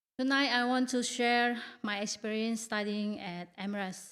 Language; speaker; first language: English; non-native, learner; Indonesian